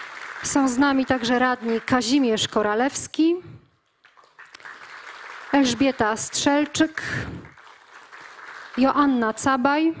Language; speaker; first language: Polish; native; Polish